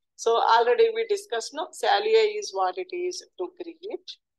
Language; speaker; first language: English; non-native, local second language; Telugu